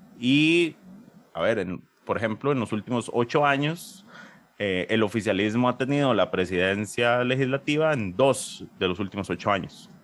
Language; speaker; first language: Spanish; native; Spanish